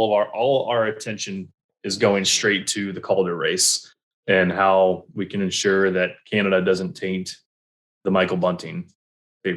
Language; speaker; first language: English; native; English